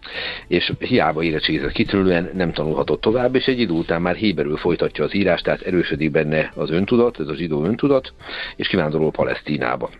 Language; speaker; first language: Hungarian; native; Hungarian